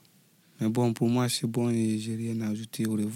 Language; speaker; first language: French; non-native, local second language; Fula